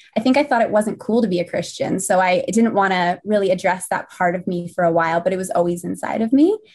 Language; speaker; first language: English; native; English